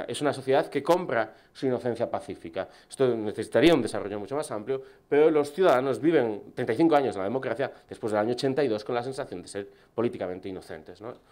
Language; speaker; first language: Spanish; native; Spanish